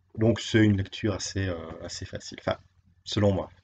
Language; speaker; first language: French; native; French